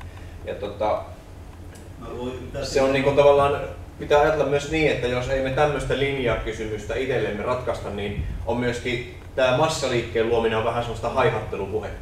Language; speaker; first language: Finnish; native; Finnish